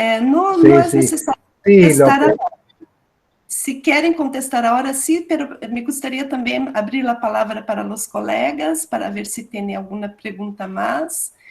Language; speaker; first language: Spanish; non-native, learner; Portuguese